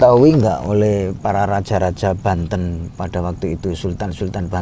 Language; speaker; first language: Indonesian; native; Indonesian